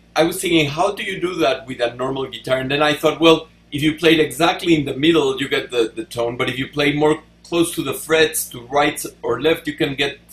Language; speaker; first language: English; non-native, fluent; Spanish